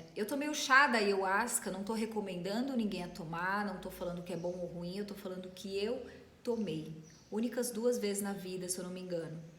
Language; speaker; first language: Portuguese; native; Portuguese